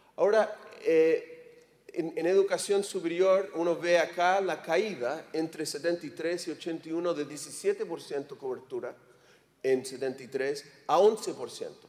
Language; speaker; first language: Spanish; non-native, fluent; English